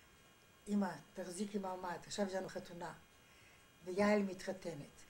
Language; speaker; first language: Hebrew; non-native, fluent; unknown